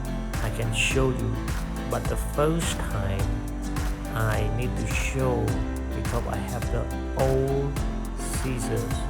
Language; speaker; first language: English; non-native, learner; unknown